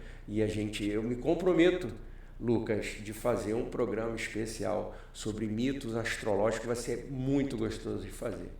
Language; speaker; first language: Portuguese; native; Portuguese